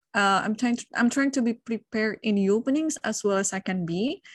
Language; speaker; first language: English; non-native, fluent; Indonesian